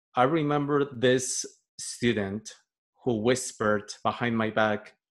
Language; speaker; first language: English; non-native, fluent; Spanish